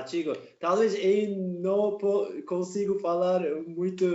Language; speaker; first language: Portuguese; non-native, learner; Turkish